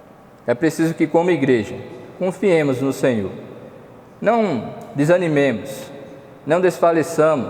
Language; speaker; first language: Portuguese; native; Portuguese